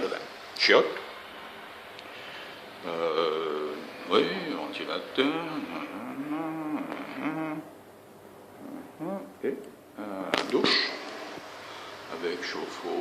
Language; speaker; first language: French; native; French